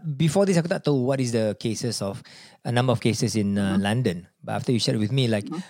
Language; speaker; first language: English; non-native, local second language; Malay